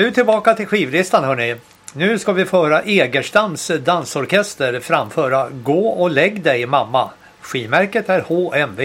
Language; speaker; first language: Swedish; native; Swedish